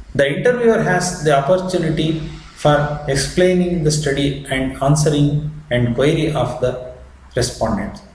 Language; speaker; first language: English; non-native, local second language; Kannada